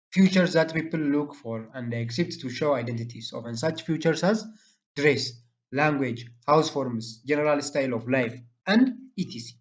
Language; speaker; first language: English; non-native, local second language; Amharic